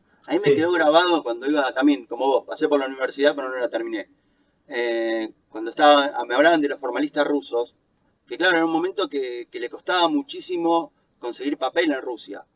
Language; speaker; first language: Spanish; native; Spanish